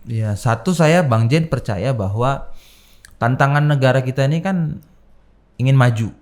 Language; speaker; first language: Indonesian; native; Indonesian